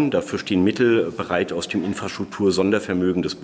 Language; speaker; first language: German; native; German